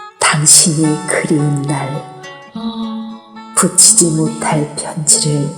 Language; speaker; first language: Korean; native; Korean